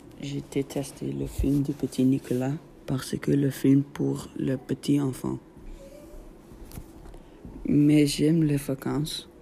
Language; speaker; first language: French; non-native, learner; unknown